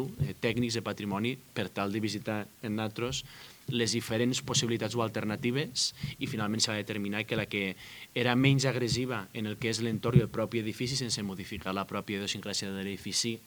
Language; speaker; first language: Catalan; native; Catalan